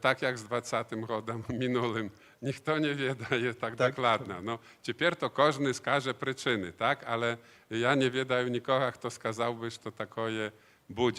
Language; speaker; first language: Polish; non-native, learner; Belarusian